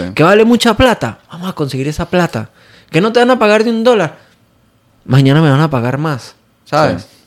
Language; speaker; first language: Spanish; native; Spanish